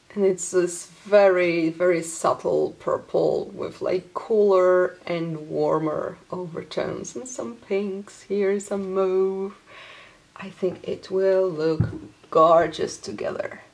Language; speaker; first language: English; non-native, fluent; Polish